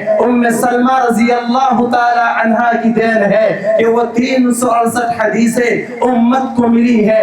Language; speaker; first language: Urdu; native; Urdu